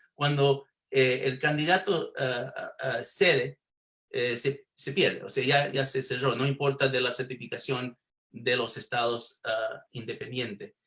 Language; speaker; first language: Spanish; early bilingual, heritage; Spanish